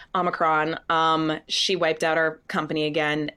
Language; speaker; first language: English; native; English